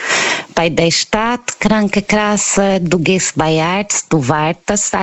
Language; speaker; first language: German; non-native, fluent; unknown